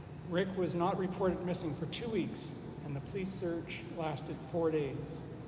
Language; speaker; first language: English; native; English